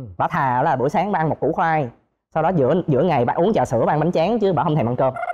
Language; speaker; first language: Vietnamese; non-native, local second language; Cantonese